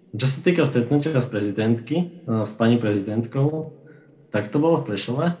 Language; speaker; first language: Slovak; native; Slovak